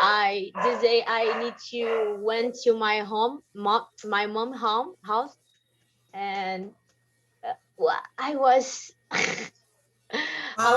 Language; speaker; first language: English; non-native, learner; Portuguese